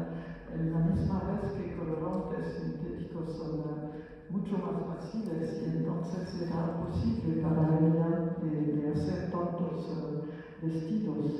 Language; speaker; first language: Spanish; non-native, fluent; French